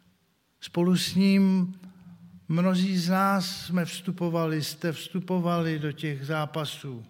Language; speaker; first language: Czech; native; Czech